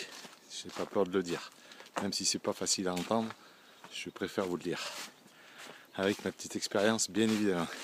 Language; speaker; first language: French; native; French